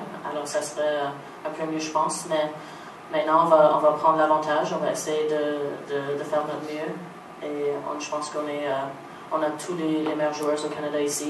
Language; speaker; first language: French; non-native, local second language; English